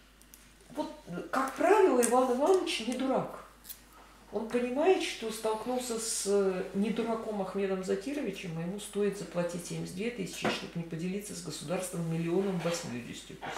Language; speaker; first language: Russian; native; Russian